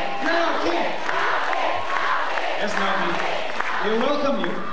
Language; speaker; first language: English; non-native, fluent; Indonesian